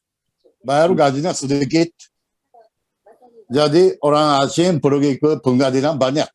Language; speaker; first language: Indonesian; non-native, learner; Japanese